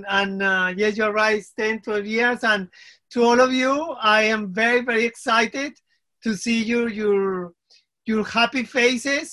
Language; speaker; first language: English; non-native, fluent; Spanish